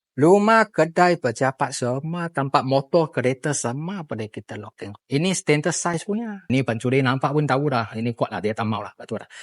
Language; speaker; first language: Malay; non-native, local second language; Chinese